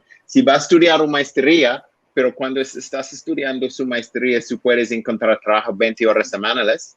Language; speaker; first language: Spanish; non-native, learner; English